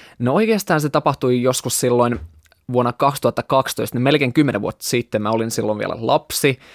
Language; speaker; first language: Finnish; non-native, fluent; Russian